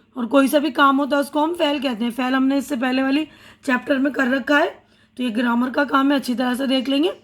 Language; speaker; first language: Urdu; native; Urdu